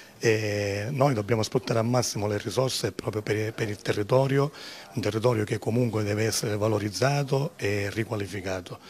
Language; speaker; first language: Italian; native; Italian